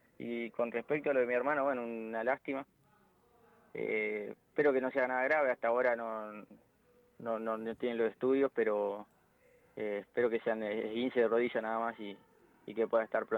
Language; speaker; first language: Spanish; native; Spanish